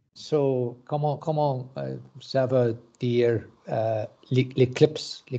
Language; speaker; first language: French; non-native, learner; English